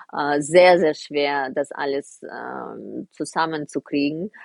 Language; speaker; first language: German; non-native, fluent; Russian